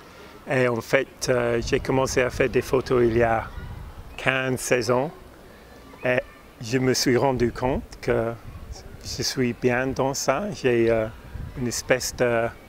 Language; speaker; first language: French; non-native, fluent; English